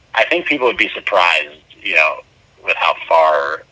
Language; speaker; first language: English; native; English